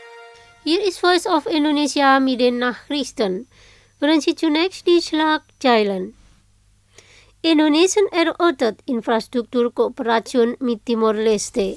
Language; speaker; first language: German; non-native, fluent; Indonesian